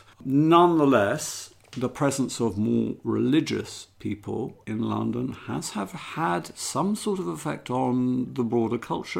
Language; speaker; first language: English; native; English